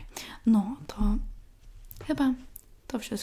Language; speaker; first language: Polish; early bilingual, heritage; English